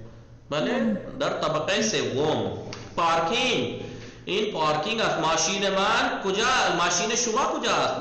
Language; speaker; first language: Persian; non-native, fluent; Urdu